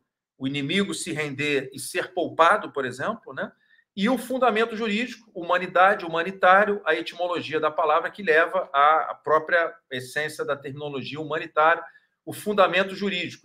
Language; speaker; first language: Portuguese; native; Portuguese